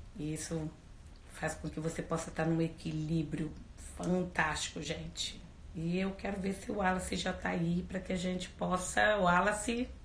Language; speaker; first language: Portuguese; native; Portuguese